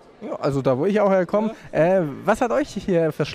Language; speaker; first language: German; native; German